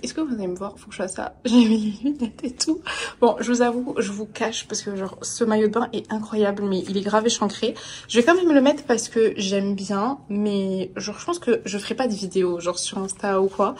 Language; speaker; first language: French; native; French